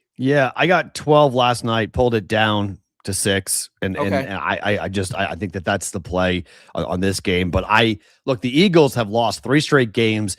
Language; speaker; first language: English; native; English